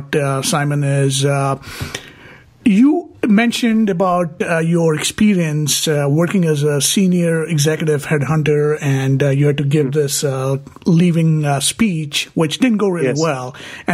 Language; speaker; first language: English; non-native, local second language; Hindi